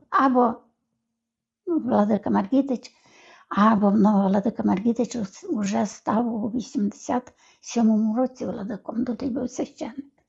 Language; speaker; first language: Ukrainian; native; Ukrainian